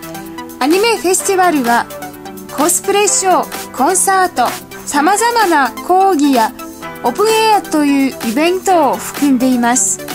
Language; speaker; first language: Japanese; non-native, fluent; Russian